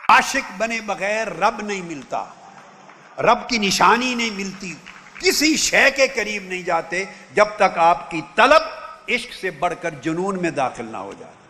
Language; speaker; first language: Urdu; non-native, local second language; Punjabi